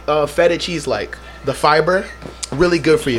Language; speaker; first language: English; non-native, fluent; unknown